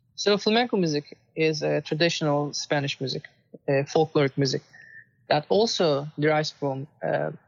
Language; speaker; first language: English; non-native, fluent; Turkish